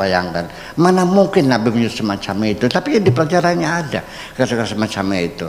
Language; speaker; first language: Indonesian; native; Indonesian